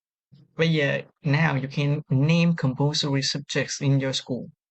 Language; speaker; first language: English; non-native, learner; Vietnamese